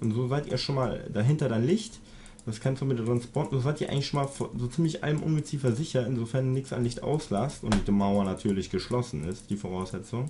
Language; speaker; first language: German; native; German